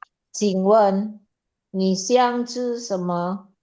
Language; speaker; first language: Chinese; non-native, learner; Indonesian